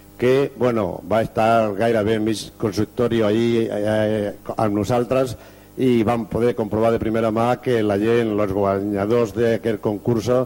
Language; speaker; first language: Catalan; non-native, local second language; Spanish